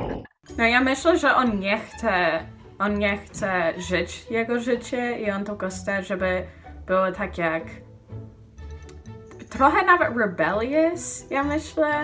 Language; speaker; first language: Polish; early bilingual, heritage; Polish